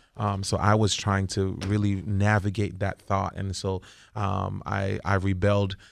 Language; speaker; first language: English; early bilingual, other home language; Haitian Creole